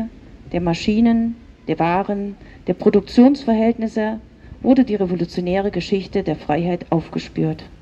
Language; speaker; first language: German; native; German